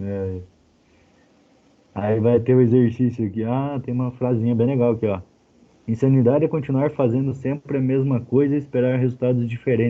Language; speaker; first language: Portuguese; native; Portuguese